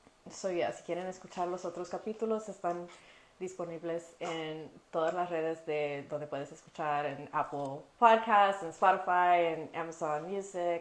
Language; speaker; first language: Spanish; early bilingual, heritage; Spanish